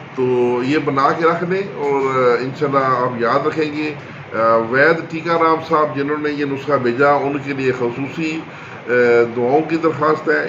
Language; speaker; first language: Urdu; non-native, local second language; Punjabi